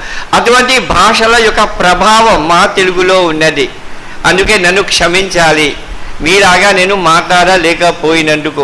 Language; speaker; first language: Telugu; early bilingual, heritage; Telugu